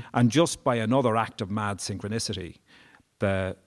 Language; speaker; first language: English; native; English